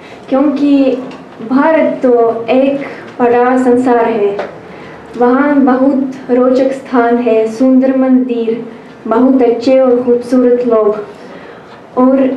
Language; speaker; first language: Hindi; non-native, learner; Russian